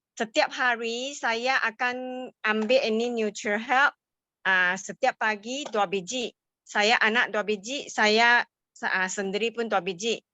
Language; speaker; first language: Malay; non-native, local second language; Chinese